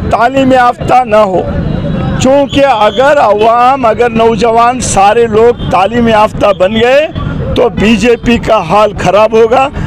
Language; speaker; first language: Hindi; non-native, local second language; Urdu